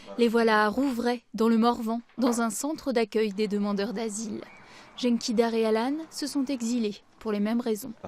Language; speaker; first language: French; native; French